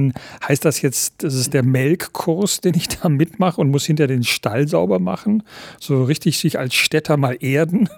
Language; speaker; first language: German; native; German